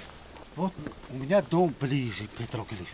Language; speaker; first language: Russian; non-native, local second language; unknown